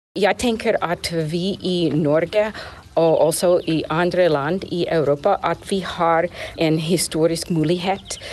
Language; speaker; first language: Norwegian; non-native, fluent; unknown